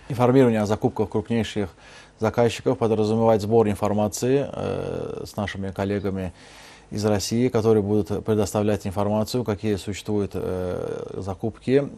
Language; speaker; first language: Russian; non-native, local second language; Azerbaijani